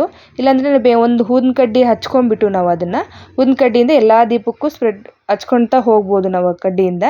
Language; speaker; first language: Kannada; native; Kannada